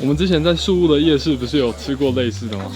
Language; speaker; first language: Chinese; native; Chinese